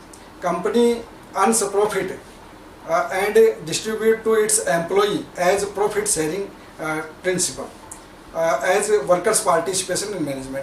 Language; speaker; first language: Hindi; native; Hindi